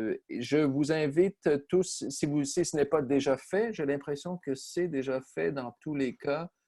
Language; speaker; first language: French; native; French